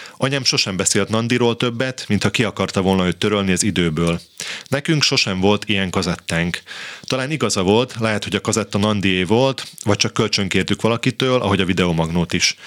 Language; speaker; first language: Hungarian; native; Hungarian